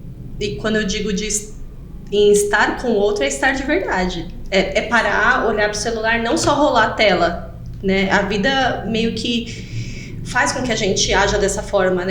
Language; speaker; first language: Portuguese; native; Portuguese